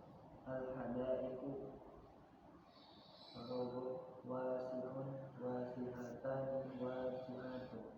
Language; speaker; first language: Arabic; non-native, learner; Indonesian